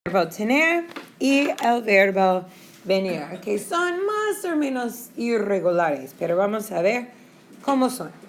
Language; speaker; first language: Spanish; non-native, fluent; English